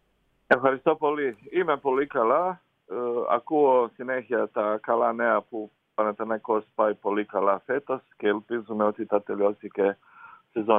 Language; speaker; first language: Greek; non-native, fluent; Croatian